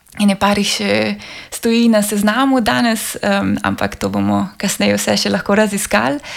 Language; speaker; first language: Slovenian; native; Slovenian